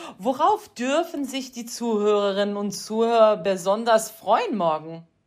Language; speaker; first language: German; non-native, fluent; Arabic